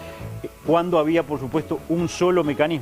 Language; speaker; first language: Spanish; native; Spanish